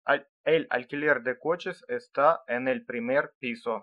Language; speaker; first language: Spanish; non-native, learner; Russian